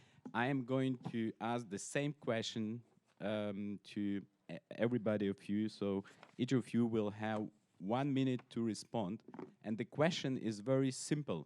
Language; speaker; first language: English; non-native, fluent; Ukrainian